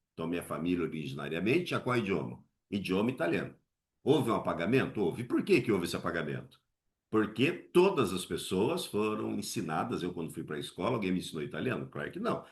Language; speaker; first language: Portuguese; native; Portuguese